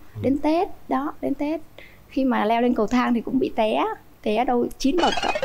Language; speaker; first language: Vietnamese; native; Vietnamese